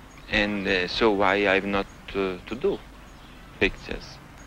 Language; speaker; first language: English; non-native, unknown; Italian